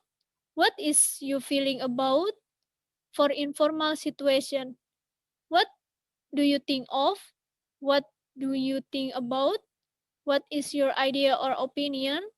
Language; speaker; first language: English; non-native, learner; Indonesian